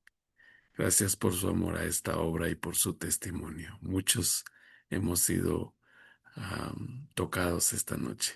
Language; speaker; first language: Spanish; native; Spanish